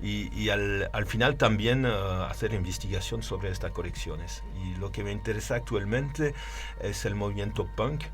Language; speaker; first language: Spanish; non-native, learner; French